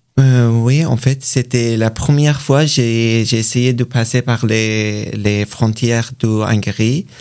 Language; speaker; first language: French; non-native, learner; Persian